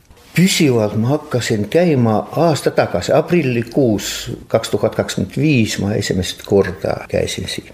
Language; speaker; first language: Estonian; non-native, local second language; Russian